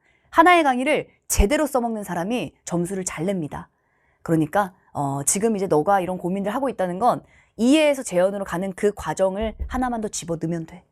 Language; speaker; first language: Korean; native; Korean